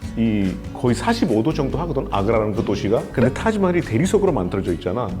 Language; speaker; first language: Korean; non-native, fluent; Hindi